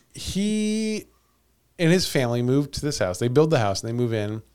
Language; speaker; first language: English; native; English